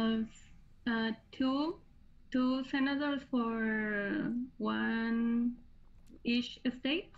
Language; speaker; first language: English; non-native, learner; Spanish